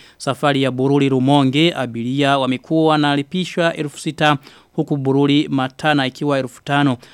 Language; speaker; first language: Swahili; non-native, local second language; Rundi